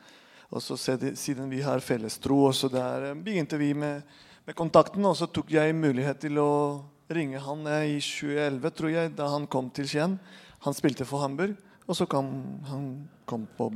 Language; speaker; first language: Norwegian; non-native, fluent; Spanish